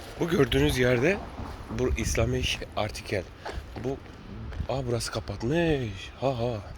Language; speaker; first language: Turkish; early bilingual, heritage; Turkish